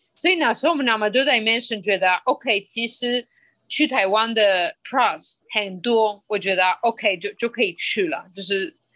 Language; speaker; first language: Chinese; non-native, fluent; Spanish